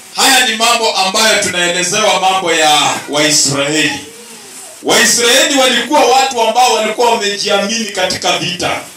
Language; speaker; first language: Swahili; non-native, local second language; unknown